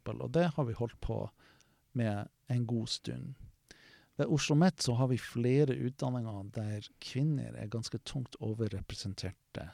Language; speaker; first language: Norwegian; non-native, fluent; English